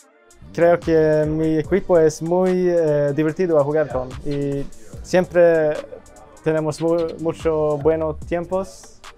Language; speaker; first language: Spanish; early bilingual, heritage; Swedish